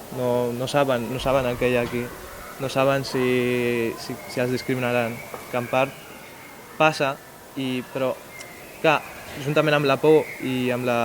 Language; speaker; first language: Catalan; early bilingual, other home language; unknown